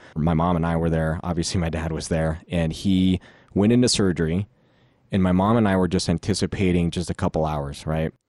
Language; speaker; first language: English; native; English